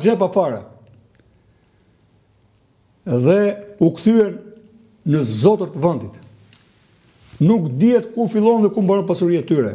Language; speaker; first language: Albanian; native; Albanian